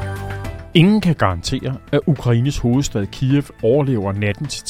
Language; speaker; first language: Danish; native; Danish